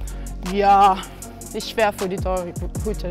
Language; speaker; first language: German; non-native, learner; Portuguese